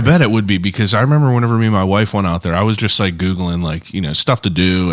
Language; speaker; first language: English; native; English